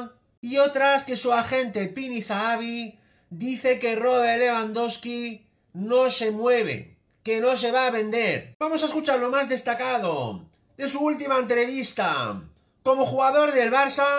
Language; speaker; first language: Spanish; native; Spanish